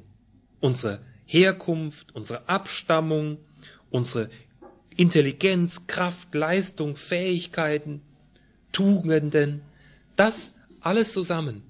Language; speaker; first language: German; native; German